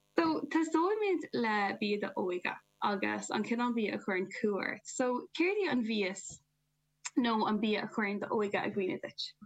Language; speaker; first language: Irish; non-native, local second language; English